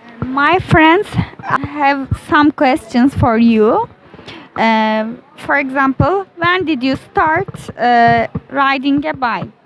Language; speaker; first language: English; non-native, learner; Turkish